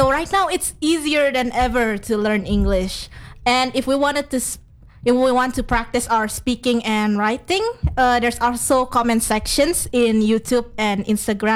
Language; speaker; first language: English; non-native, fluent; Indonesian